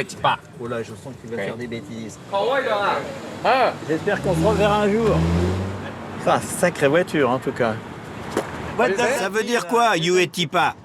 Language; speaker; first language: French; native; French